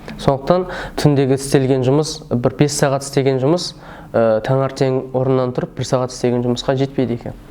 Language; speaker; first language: Kazakh; early bilingual, heritage; Kazakh